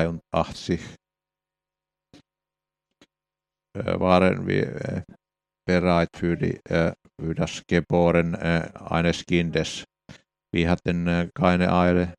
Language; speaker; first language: German; non-native, fluent; Finnish